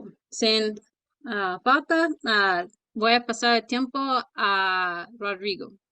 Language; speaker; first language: Spanish; early bilingual, heritage; Spanish